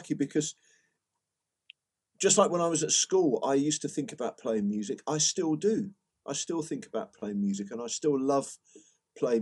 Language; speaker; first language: English; native; English